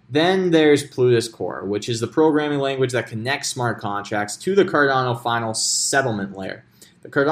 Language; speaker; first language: English; native; English